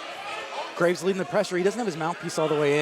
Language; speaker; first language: English; native; English